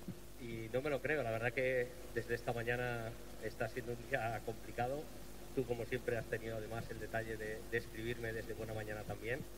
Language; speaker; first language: Spanish; native; Spanish